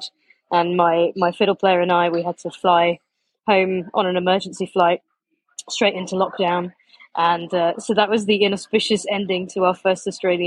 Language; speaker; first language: English; native; English